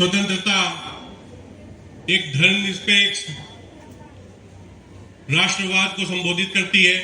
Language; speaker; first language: Hindi; native; Hindi